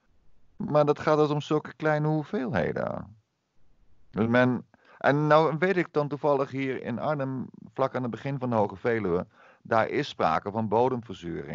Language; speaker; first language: Dutch; native; Dutch